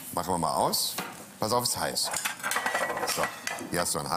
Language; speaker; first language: German; native; German